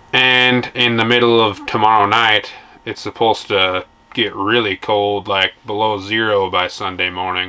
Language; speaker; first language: English; native; English